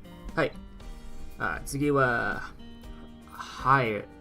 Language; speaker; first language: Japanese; non-native, learner; English